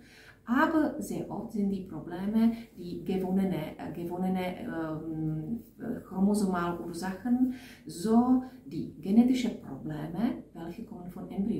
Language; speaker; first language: German; non-native, fluent; Czech